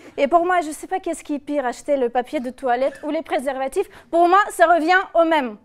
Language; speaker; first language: French; non-native, fluent; Russian